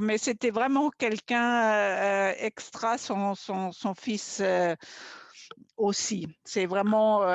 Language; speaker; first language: French; non-native, fluent; German